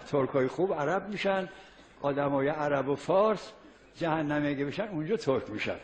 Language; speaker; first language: Persian; native; Persian